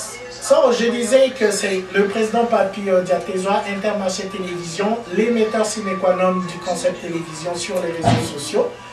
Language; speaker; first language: French; non-native, local second language; Lingala